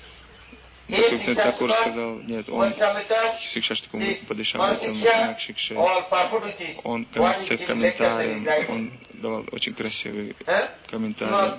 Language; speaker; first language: Russian; non-native, learner; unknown